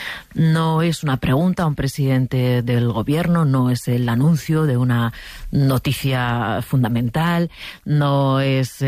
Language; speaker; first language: Spanish; native; Spanish